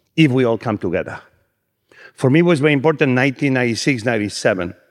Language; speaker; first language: English; non-native, fluent; Spanish